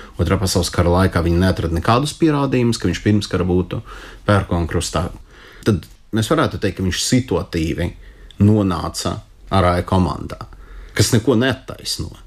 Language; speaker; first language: Latvian; non-native, local second language; Russian